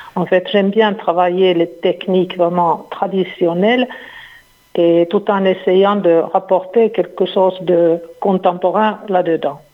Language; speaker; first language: French; non-native, fluent; Finnish